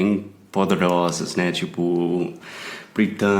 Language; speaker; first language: Portuguese; non-native, fluent; English